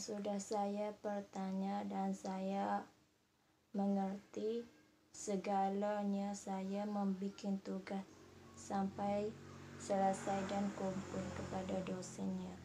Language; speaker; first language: Indonesian; non-native, learner; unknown